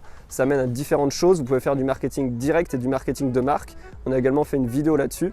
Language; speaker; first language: French; native; French